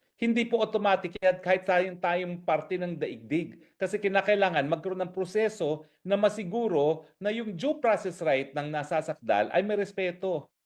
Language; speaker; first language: Filipino; native; Filipino